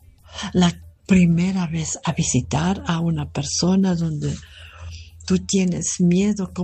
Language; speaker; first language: Spanish; non-native, fluent; German